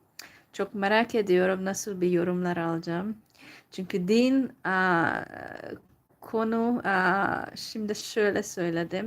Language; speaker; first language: Turkish; non-native, fluent; Hungarian